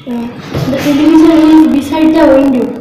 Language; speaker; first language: English; non-native, learner; Bangla